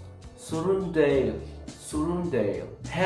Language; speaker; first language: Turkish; non-native, learner; Persian